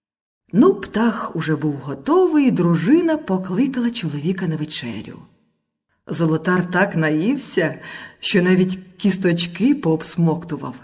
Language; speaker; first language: Ukrainian; native; Ukrainian